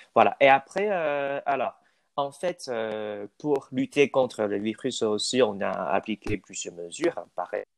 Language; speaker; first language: French; non-native, fluent; Chinese